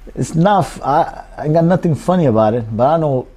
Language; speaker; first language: English; non-native, local second language; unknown